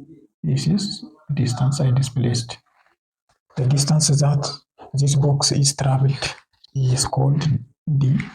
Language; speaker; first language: English; non-native, local second language; Oromo